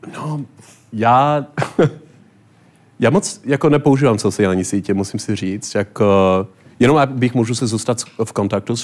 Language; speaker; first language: Czech; non-native, learner; English